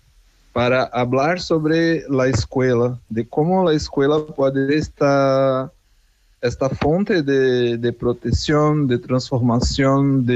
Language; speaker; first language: Spanish; non-native, fluent; Portuguese